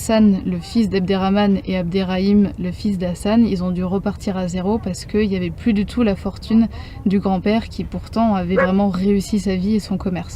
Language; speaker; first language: French; native; French